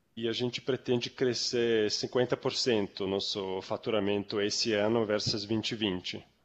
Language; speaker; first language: Portuguese; non-native, fluent; Swiss German